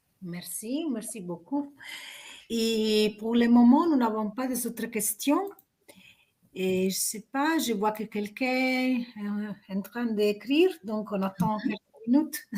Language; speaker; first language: French; non-native, fluent; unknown